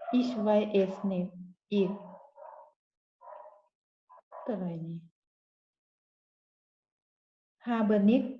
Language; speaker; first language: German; non-native, learner; Thai